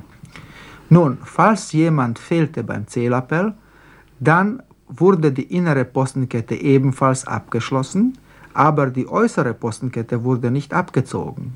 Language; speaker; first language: German; non-native, fluent; Slovak